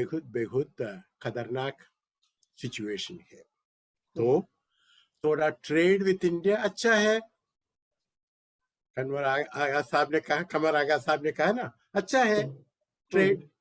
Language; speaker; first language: Hindi; non-native, local second language; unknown